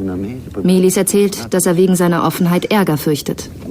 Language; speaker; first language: German; native; German